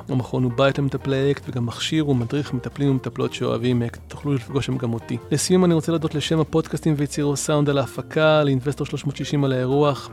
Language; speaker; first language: Hebrew; native; Hebrew